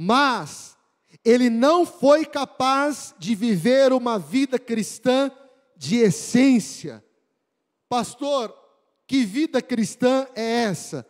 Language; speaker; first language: Portuguese; native; Portuguese